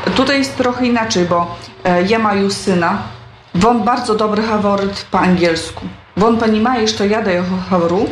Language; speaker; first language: Polish; non-native, local second language; Ukrainian